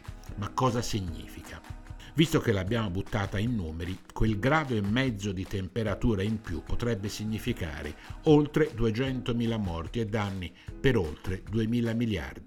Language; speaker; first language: Italian; native; Italian